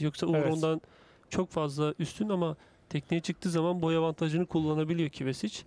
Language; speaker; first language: Turkish; native; Turkish